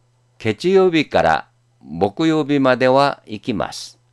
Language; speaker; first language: Japanese; non-native, fluent; Korean